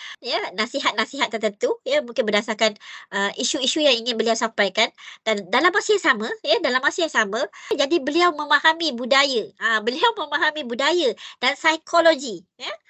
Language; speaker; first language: Malay; native; Malay